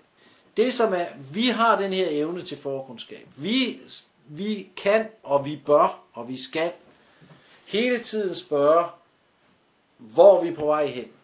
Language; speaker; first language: Danish; native; Danish